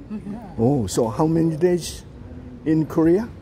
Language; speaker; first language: English; non-native, learner; Korean